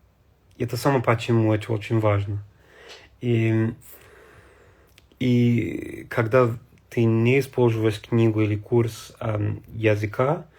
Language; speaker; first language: Russian; non-native, learner; English